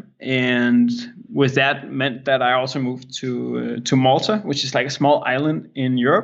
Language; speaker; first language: English; non-native, fluent; Danish